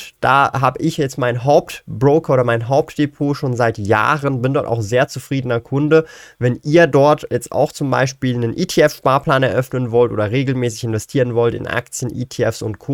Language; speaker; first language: German; native; German